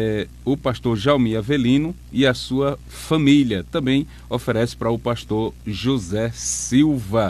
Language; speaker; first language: Portuguese; native; Portuguese